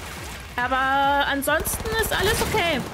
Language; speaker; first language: German; native; German